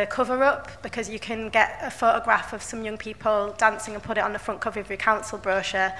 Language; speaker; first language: English; native; English